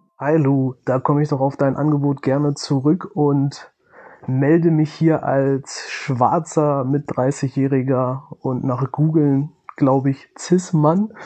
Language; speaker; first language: German; native; German